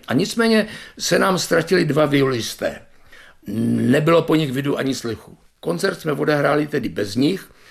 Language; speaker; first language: Czech; native; Czech